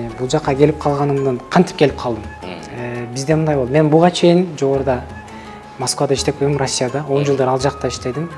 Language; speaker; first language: Kyrgyz; native; Kyrgyz